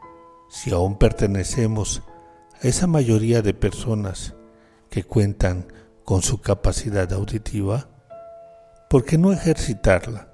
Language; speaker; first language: Spanish; native; Spanish